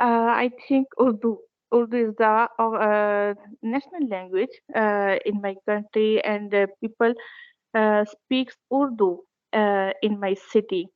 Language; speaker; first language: English; non-native, learner; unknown